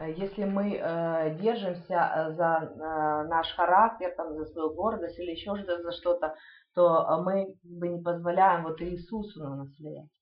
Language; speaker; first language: Russian; early bilingual, heritage; Russian